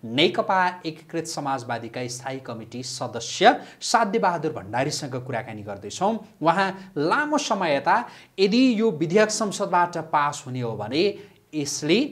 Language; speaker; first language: Nepali; native; Nepali